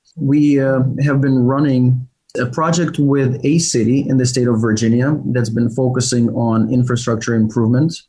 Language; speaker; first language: English; non-native, fluent; Ukrainian